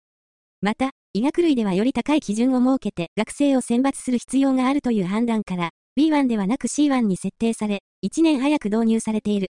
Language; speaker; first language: Japanese; native; Japanese